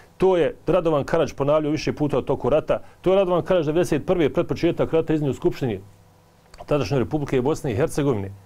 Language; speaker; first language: Bosnian; native; Bosnian